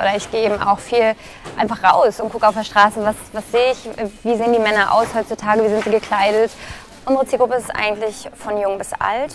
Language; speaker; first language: German; native; German